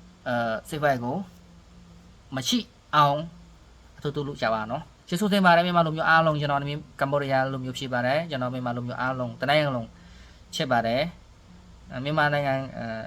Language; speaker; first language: Burmese; non-native, learner; Khmer